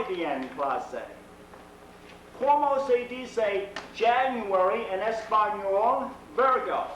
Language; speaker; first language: Spanish; non-native, fluent; English